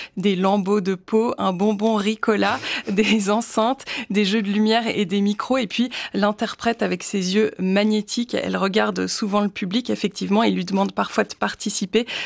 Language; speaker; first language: French; native; French